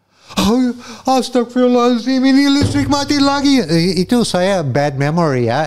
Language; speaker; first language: Indonesian; non-native, fluent; English